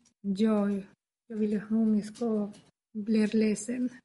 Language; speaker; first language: Swedish; non-native, learner; Spanish